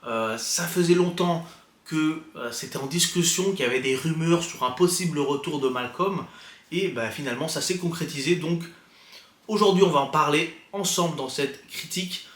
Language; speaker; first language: French; native; French